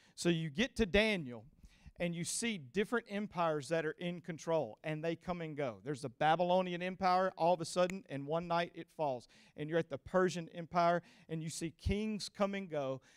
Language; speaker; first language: English; native; English